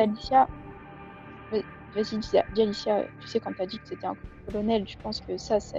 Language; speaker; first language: French; native; French